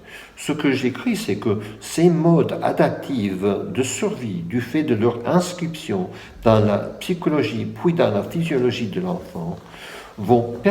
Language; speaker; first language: French; non-native, fluent; English